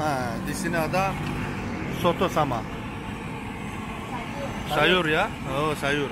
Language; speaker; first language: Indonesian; non-native, learner; Turkish